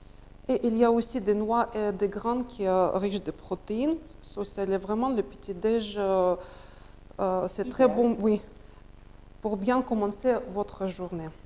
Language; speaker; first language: French; non-native, learner; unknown